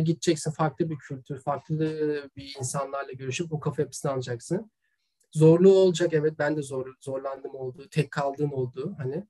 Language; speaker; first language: Turkish; native; Turkish